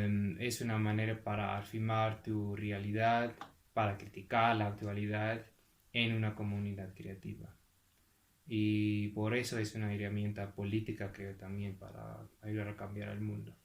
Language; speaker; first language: Spanish; non-native, fluent; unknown